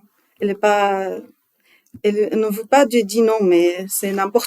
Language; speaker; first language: French; non-native, learner; Arabic